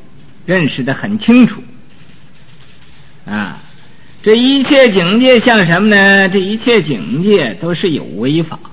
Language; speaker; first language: Chinese; native; Chinese